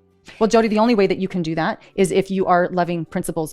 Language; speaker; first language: English; native; English